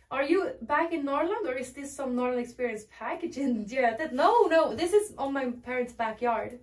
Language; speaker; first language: English; non-native, fluent; Swedish